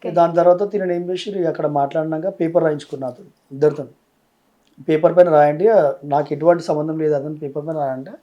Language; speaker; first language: Telugu; native; Telugu